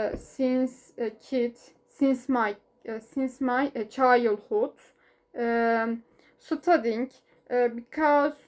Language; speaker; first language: English; non-native, learner; Turkish